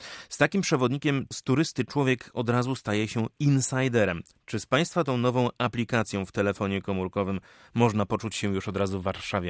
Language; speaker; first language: Polish; native; Polish